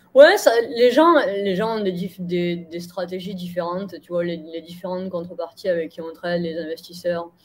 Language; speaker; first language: French; native; French